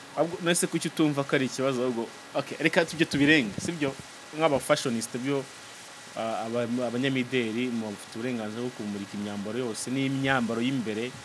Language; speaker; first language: Kinyarwanda; native; Kinyarwanda